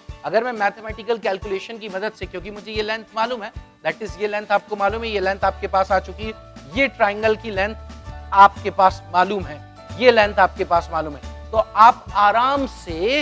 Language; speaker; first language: Hindi; native; Hindi